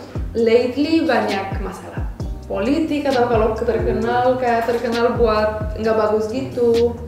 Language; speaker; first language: Indonesian; non-native, fluent; Romanian